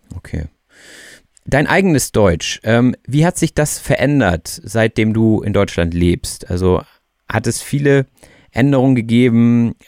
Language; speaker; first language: German; native; German